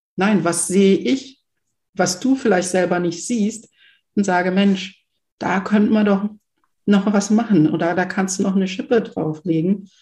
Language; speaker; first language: German; early bilingual, other home language; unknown